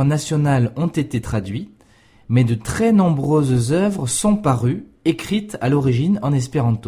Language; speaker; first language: French; native; French